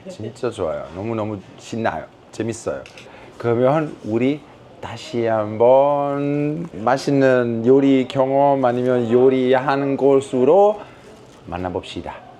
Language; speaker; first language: Korean; non-native, fluent; Italian